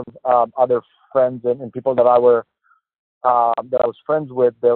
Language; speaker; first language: English; non-native, fluent; Romanian